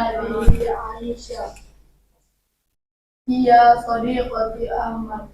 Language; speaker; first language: Arabic; non-native, learner; Indonesian